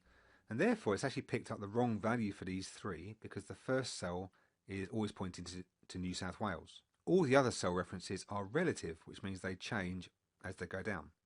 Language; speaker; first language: English; native; English